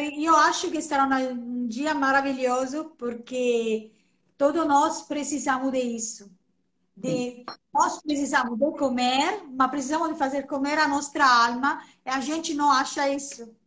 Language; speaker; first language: Portuguese; non-native, fluent; Italian